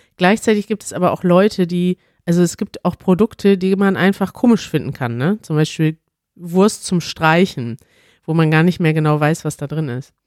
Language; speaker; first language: German; native; German